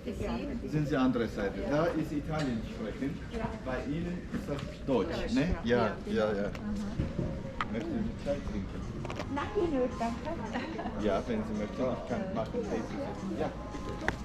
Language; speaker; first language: German; non-native, learner; Turkish